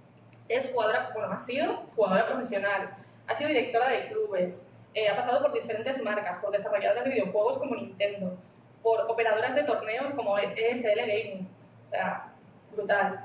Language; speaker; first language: Spanish; native; Spanish